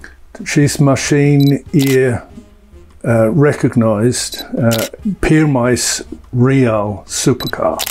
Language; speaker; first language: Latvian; non-native, learner; English